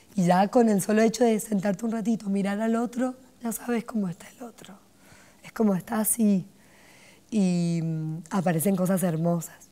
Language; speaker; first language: Spanish; native; Spanish